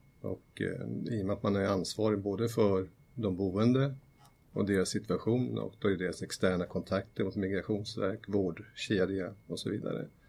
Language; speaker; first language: Swedish; native; Swedish